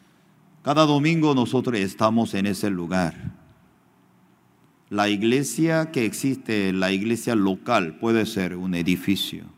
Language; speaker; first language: Spanish; non-native, fluent; Korean